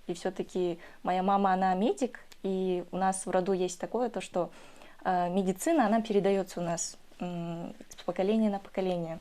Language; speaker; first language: Russian; early bilingual, other home language; Kyrgyz